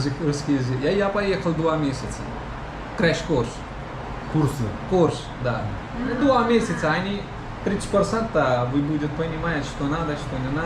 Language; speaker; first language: Russian; non-native, learner; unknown